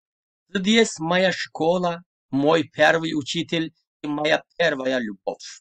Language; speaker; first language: Russian; non-native, fluent; Turkish